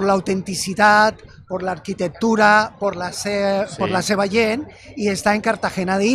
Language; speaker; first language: Catalan; non-native, fluent; Spanish